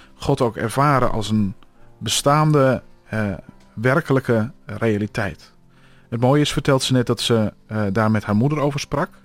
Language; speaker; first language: Dutch; native; Dutch